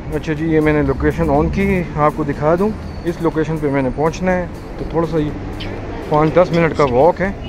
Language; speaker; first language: Urdu; non-native, local second language; Punjabi